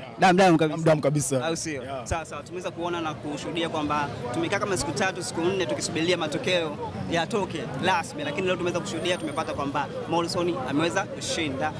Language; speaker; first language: Swahili; native; Swahili